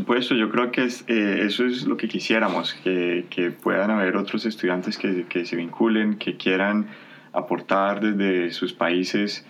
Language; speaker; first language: Spanish; native; Spanish